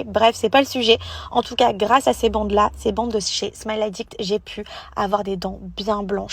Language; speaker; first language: French; native; French